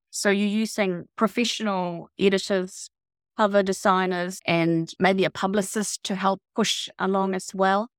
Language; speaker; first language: English; non-native, fluent; Swedish